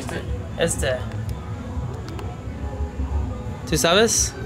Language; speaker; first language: Spanish; non-native, learner; English